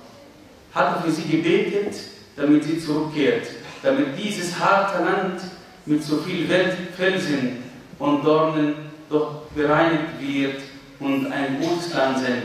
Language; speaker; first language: German; non-native, fluent; Arabic